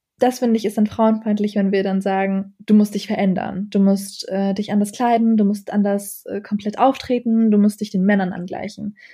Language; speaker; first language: German; early bilingual, other home language; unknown